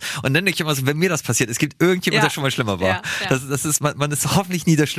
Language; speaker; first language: German; native; German